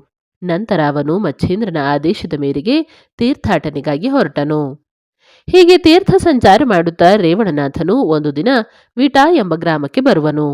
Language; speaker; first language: Kannada; native; Kannada